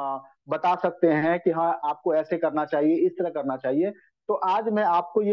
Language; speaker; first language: Hindi; native; Hindi